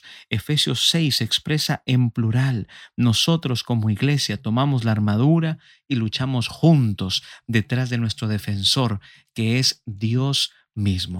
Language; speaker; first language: Spanish; native; Spanish